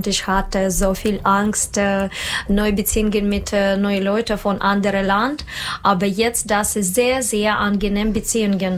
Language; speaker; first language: German; non-native, learner; Russian